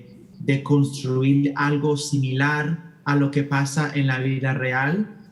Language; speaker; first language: Spanish; early bilingual, heritage; Spanish